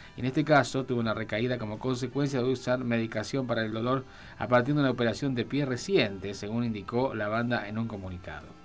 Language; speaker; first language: Spanish; native; Spanish